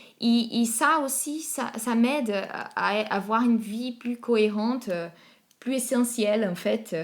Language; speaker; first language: French; non-native, fluent; Portuguese